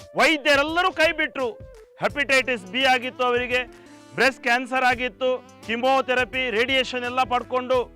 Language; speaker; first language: Kannada; native; Kannada